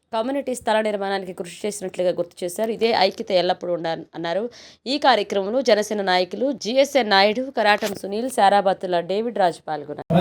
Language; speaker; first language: Telugu; native; Telugu